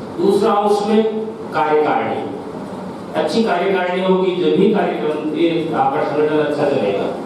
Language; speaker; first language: Hindi; native; Hindi